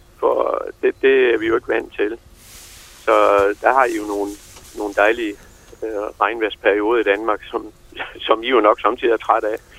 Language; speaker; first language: Danish; native; Danish